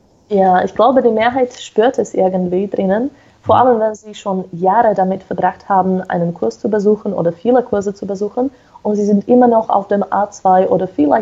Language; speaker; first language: German; non-native, fluent; Slovak